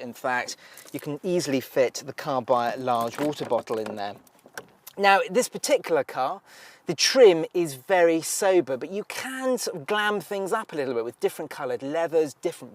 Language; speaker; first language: English; native; English